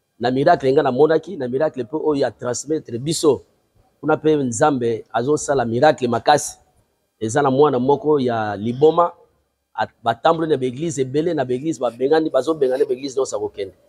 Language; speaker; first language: Lingala; native; Lingala